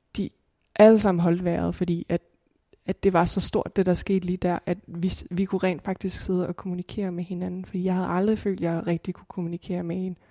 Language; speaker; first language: Danish; native; Danish